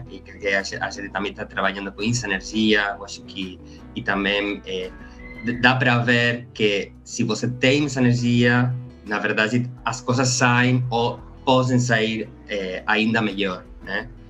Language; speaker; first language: Portuguese; non-native, learner; Spanish